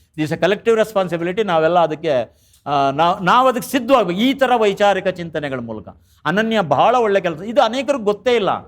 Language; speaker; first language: Kannada; native; Kannada